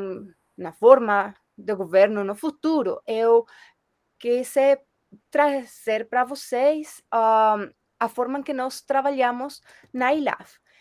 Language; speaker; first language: Portuguese; non-native, fluent; Spanish